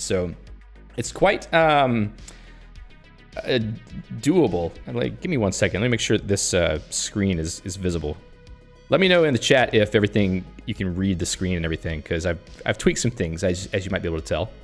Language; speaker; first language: English; native; English